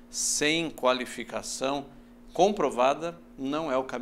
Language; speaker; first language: Portuguese; native; Portuguese